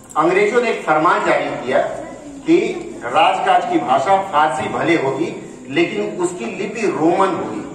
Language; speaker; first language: Hindi; native; Hindi